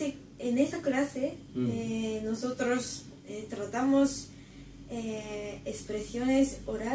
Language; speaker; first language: Spanish; non-native, learner; Japanese